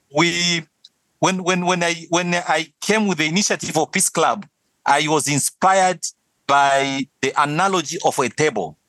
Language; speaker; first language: English; non-native, fluent; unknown